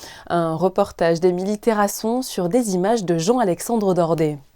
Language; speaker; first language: French; native; French